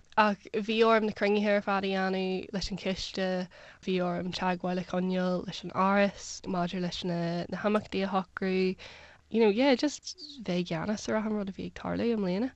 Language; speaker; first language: Irish; non-native, local second language; English